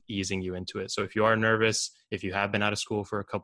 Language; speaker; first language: English; native; English